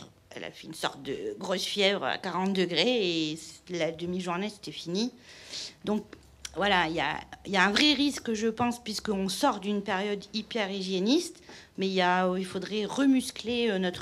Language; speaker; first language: French; native; French